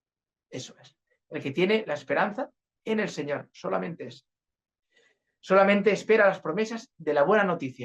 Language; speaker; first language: Spanish; native; Spanish